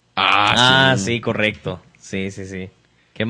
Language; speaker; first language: Spanish; native; Spanish